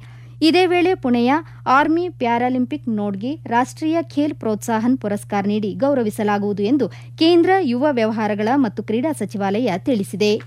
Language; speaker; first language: Kannada; native; Kannada